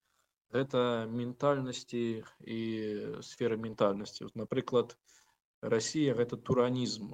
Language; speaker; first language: Belarusian; non-native, learner; Russian